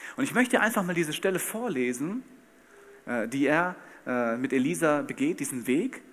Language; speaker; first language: German; native; German